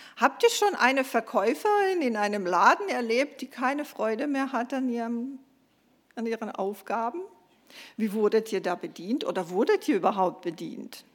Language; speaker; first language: German; non-native, fluent; Croatian